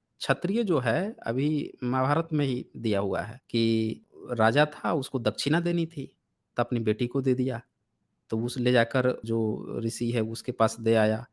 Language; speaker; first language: Hindi; native; Hindi